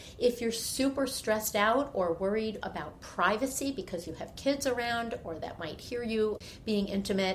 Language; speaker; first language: English; native; English